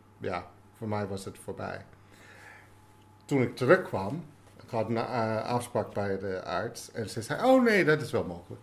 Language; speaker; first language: Dutch; non-native, fluent; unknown